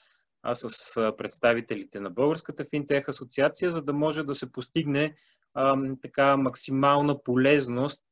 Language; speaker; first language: Bulgarian; native; Bulgarian